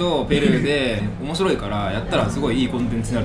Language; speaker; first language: Japanese; native; Japanese